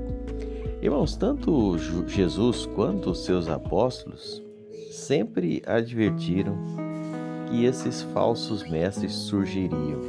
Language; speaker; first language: Portuguese; native; Portuguese